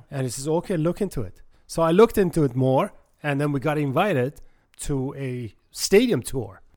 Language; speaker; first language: English; non-native, fluent; Persian